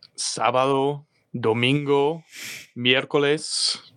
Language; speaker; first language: Spanish; non-native, learner; English